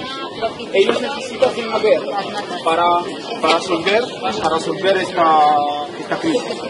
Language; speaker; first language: Spanish; non-native, learner; Italian